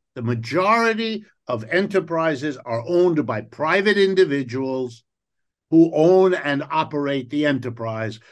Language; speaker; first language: English; native; English